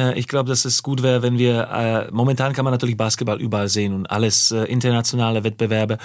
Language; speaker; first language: German; non-native, fluent; Slovak